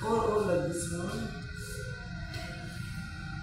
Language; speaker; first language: English; non-native, learner; Arabic